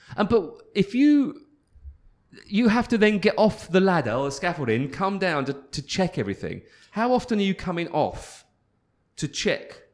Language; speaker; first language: English; native; English